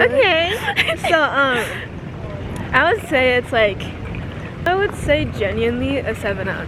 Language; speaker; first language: English; native; English